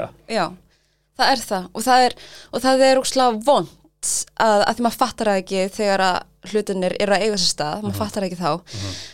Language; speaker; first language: Icelandic; early bilingual, other home language; Thai